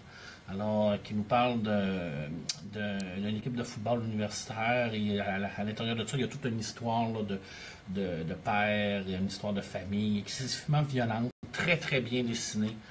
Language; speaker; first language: French; native; French